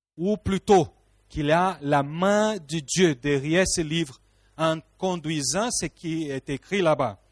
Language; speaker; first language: French; non-native, fluent; Portuguese